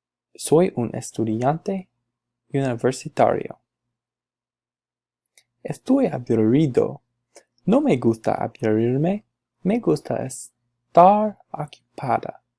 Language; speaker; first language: Spanish; non-native, learner; English